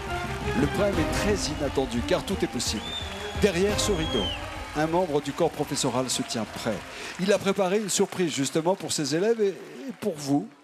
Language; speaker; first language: French; native; French